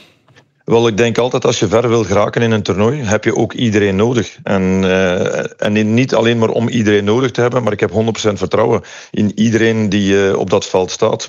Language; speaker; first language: Dutch; native; Dutch